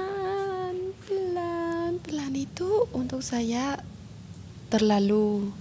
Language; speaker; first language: Indonesian; non-native, learner; Spanish